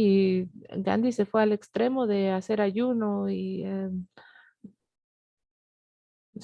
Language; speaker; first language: Spanish; native; Spanish